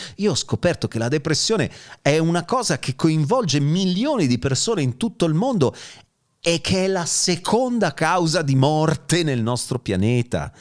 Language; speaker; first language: Italian; native; Italian